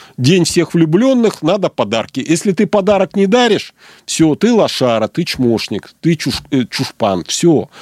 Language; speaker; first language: Russian; native; Russian